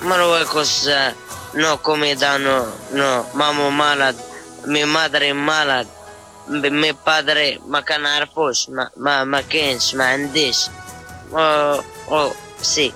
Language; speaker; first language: Spanish; non-native, learner; Arabic